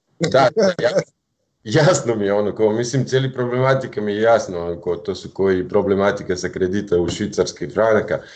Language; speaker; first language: Croatian; non-native, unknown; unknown